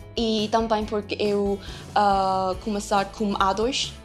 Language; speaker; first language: Portuguese; non-native, learner; Chinese